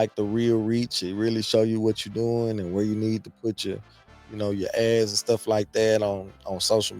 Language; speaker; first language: English; native; English